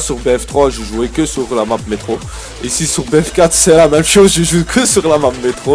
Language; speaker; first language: French; native; French